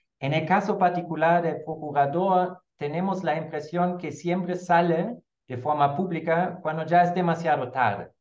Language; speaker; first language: Spanish; non-native, fluent; German